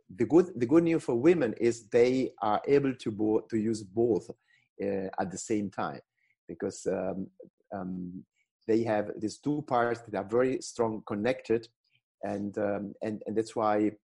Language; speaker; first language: English; non-native, fluent; Italian